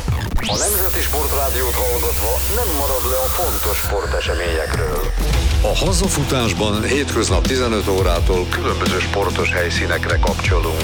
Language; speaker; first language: Hungarian; native; Hungarian